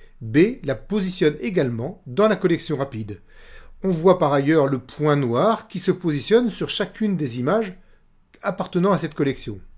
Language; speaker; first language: French; native; French